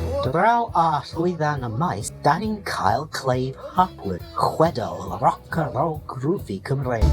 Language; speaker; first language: Welsh; non-native, learner; English